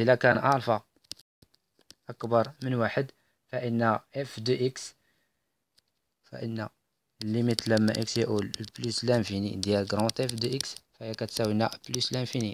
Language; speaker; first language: Arabic; native; Arabic